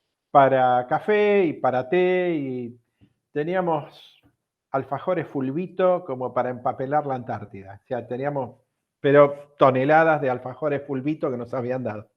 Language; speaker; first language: Spanish; native; Spanish